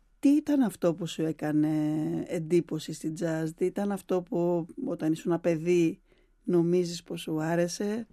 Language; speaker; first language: Greek; native; Greek